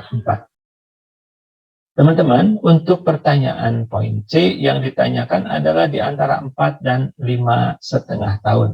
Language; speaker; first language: Indonesian; native; Indonesian